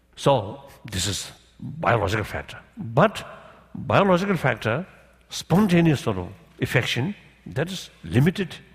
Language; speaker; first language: English; non-native, learner; Tibetan